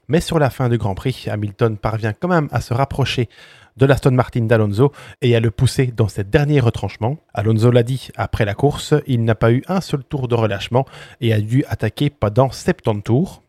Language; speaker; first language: French; native; French